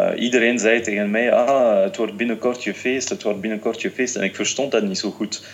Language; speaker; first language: Dutch; non-native, fluent; French